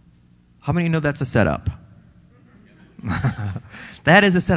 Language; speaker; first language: English; native; English